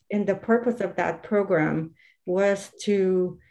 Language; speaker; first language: English; non-native, fluent; Bulgarian